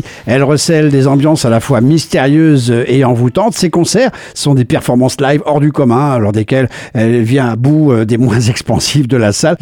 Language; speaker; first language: French; native; French